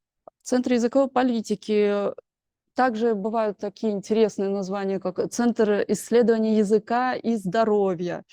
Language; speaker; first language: Russian; native; Russian